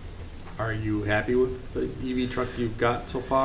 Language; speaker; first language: English; native; English